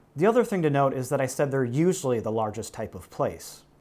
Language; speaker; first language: English; native; English